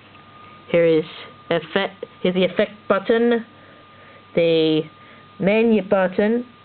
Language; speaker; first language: English; native; English